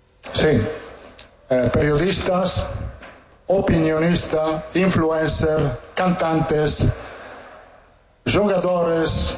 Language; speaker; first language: Portuguese; non-native, fluent; Italian